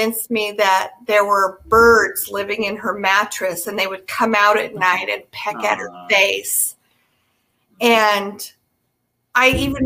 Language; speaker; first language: English; native; English